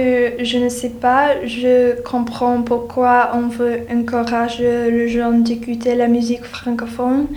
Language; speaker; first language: French; non-native, learner; English